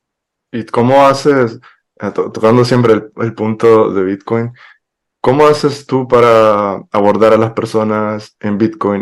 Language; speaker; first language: Spanish; native; Spanish